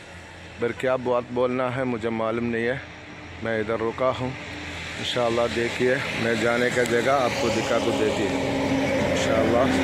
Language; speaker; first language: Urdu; non-native, learner; Malayalam